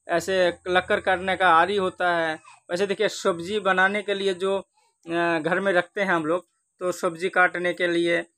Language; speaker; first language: Hindi; non-native, local second language; Bangla